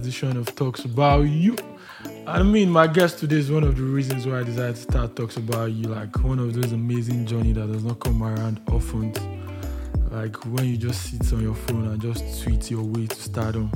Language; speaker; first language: English; non-native, local second language; Yoruba